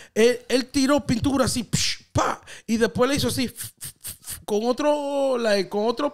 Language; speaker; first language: Spanish; native; Spanish